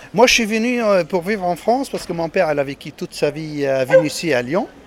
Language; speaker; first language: French; non-native, local second language; Arabic